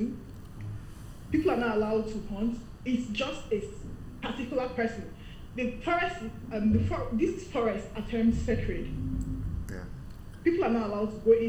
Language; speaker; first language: English; non-native, local second language; Igbo